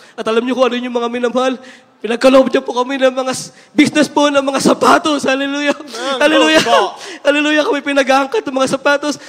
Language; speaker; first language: Filipino; native; Filipino